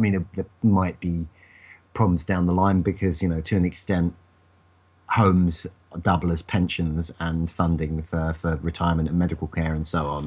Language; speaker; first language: English; native; English